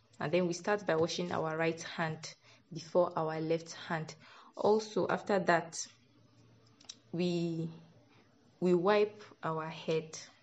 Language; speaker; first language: English; non-native, local second language; Yoruba